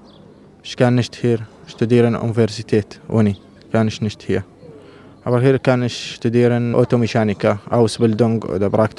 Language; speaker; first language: German; non-native, learner; Arabic